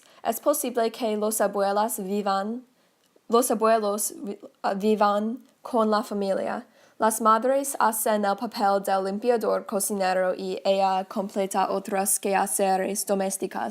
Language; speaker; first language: Spanish; non-native, learner; English